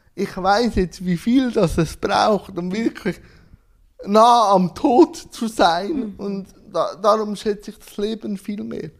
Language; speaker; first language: German; native; German